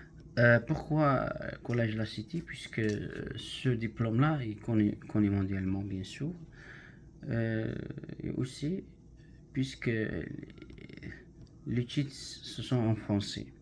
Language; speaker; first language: French; non-native, learner; Arabic